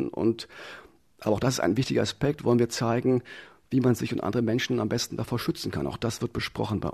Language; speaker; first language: German; native; German